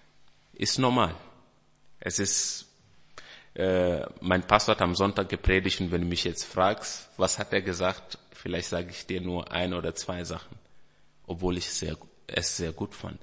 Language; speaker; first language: German; non-native, fluent; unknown